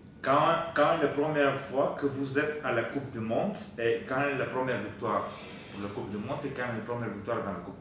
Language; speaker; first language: French; non-native, learner; Bulgarian